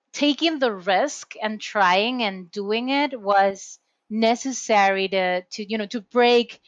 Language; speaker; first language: English; non-native, fluent; Spanish